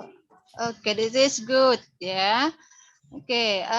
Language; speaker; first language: English; non-native, learner; Indonesian